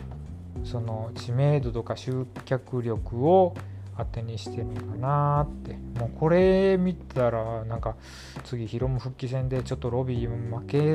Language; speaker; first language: Japanese; native; Japanese